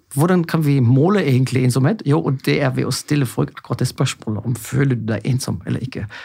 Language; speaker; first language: Norwegian; non-native, fluent; German